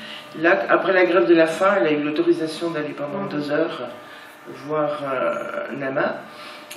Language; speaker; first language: French; native; French